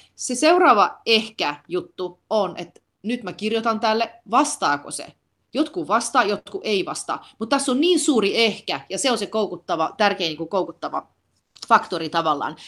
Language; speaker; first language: Finnish; early bilingual, heritage; Finnish